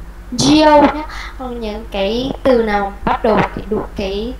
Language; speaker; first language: Vietnamese; native; Vietnamese